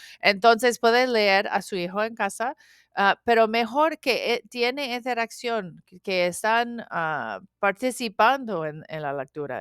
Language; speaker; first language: Spanish; non-native, learner; English